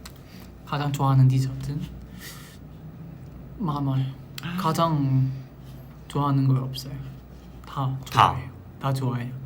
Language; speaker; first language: Korean; non-native, local second language; Filipino